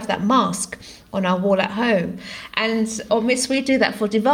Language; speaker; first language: English; non-native, local second language; Greek